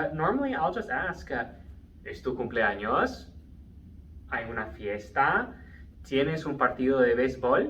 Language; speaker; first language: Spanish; non-native, fluent; English